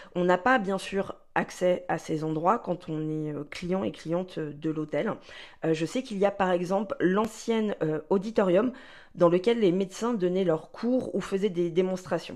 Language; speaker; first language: French; native; French